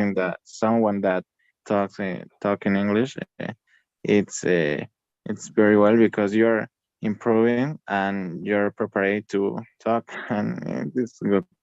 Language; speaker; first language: English; non-native, learner; Spanish